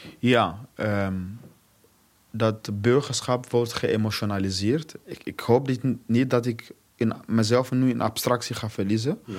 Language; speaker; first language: Dutch; non-native, fluent; Swahili